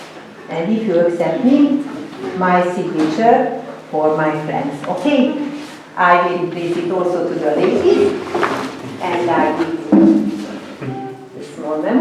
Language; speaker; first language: English; non-native, fluent; Hungarian